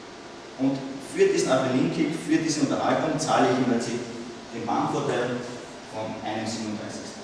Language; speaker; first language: German; native; German